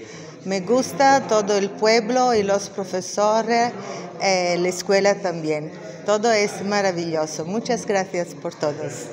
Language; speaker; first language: Spanish; non-native, learner; Italian